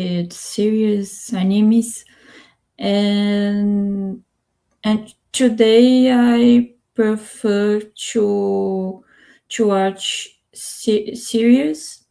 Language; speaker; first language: English; non-native, learner; Spanish